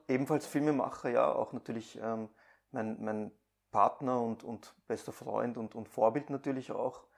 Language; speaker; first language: German; early bilingual, other home language; Persian